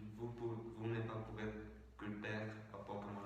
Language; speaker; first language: French; non-native, learner; Spanish